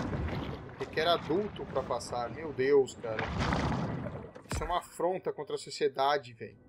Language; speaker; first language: Portuguese; native; Portuguese